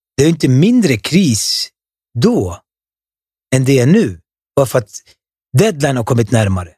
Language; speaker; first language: Swedish; early bilingual, other home language; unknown